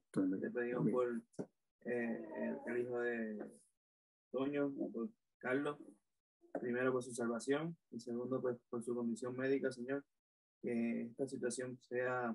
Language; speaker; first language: Spanish; native; Spanish